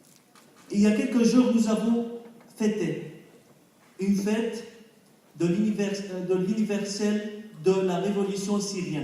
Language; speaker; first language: French; non-native, fluent; Arabic